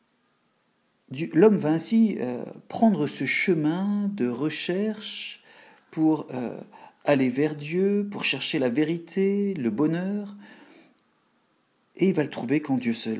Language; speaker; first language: French; native; French